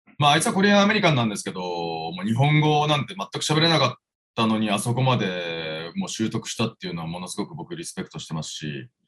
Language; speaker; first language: Japanese; native; Japanese